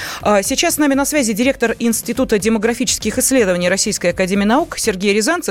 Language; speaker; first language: Russian; native; Russian